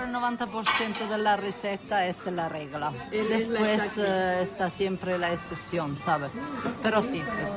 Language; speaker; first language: Spanish; non-native, fluent; Italian